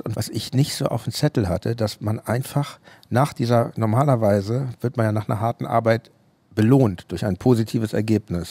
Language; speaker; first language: German; native; German